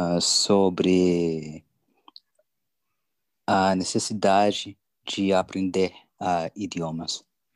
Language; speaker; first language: Portuguese; non-native, learner; English